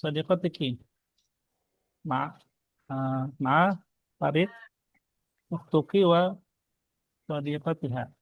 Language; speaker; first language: Arabic; non-native, fluent; Indonesian